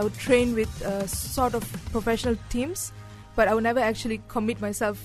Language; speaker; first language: English; non-native, local second language; Tamil